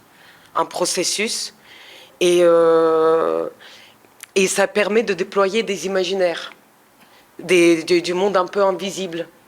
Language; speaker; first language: French; non-native, fluent; Russian